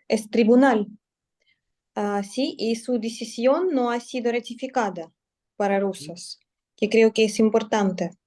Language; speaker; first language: Spanish; non-native, learner; Russian